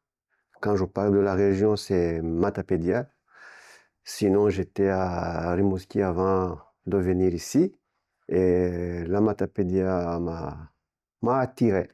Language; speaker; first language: French; non-native, local second language; Kinyarwanda